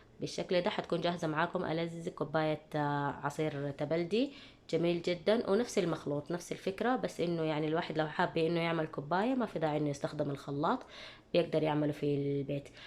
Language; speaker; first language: Arabic; native; Arabic